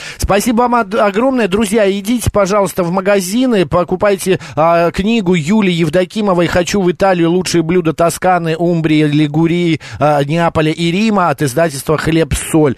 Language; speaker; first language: Russian; native; Russian